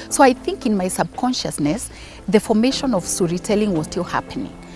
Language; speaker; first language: English; non-native, local second language; Kikuyu